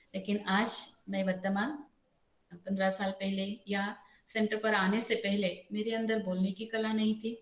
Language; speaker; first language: Hindi; non-native, local second language; Marathi